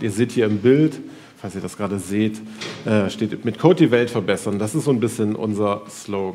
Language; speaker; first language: German; native; German